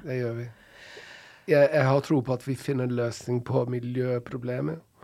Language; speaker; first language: Norwegian; non-native, fluent; English